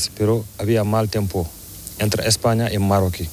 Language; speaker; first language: Spanish; non-native, learner; Fula